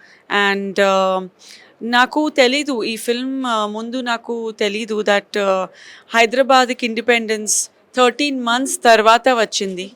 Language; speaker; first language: Telugu; non-native, local second language; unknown